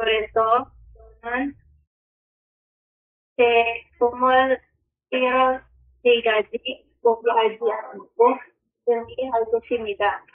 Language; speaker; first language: Korean; non-native, learner; Filipino